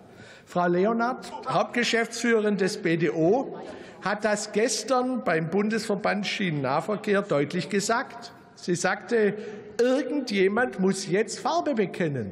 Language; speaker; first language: German; native; German